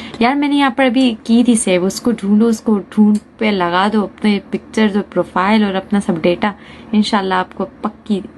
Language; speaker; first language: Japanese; non-native, fluent; Urdu